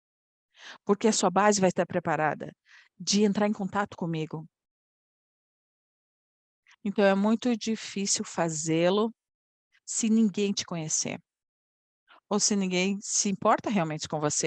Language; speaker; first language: Portuguese; non-native, fluent; Polish